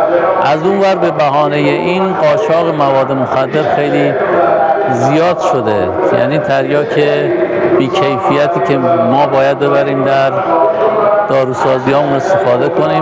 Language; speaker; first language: Persian; native; Persian